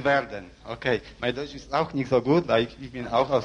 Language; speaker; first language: German; non-native, learner; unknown